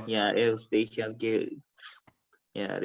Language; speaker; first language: German; non-native, learner; Azerbaijani